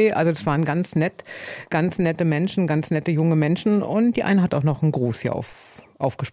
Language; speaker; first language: German; native; German